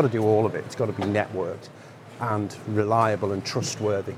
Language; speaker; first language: English; native; English